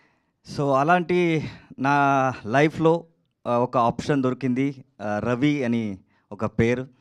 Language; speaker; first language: Telugu; non-native, learner; Kannada